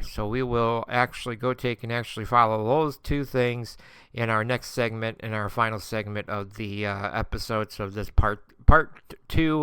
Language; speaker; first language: English; native; English